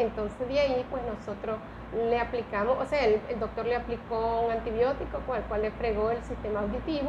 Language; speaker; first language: Spanish; native; Spanish